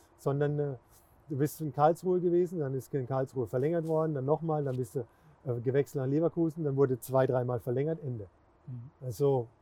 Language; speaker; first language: German; native; German